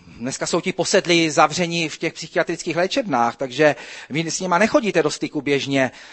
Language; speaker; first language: Czech; native; Czech